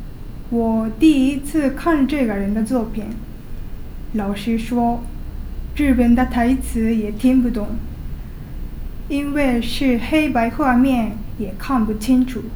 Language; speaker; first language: Chinese; non-native, learner; Japanese